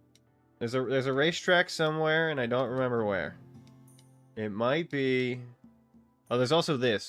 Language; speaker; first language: English; native; English